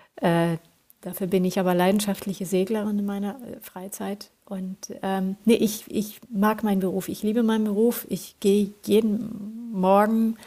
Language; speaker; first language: German; non-native, fluent; Swedish